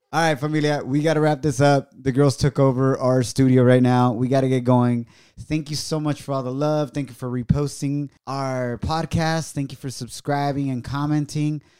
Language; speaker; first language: English; early bilingual, other home language; Spanish